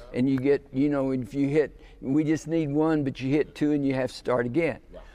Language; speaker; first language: English; native; English